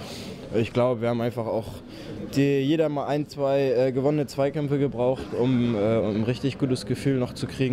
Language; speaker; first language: German; native; German